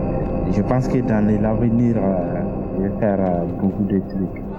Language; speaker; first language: French; non-native, learner; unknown